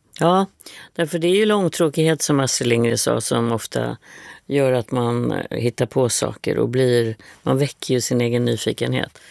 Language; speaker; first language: Swedish; native; Swedish